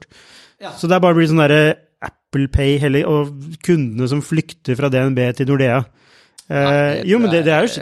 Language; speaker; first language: Norwegian; native; Norwegian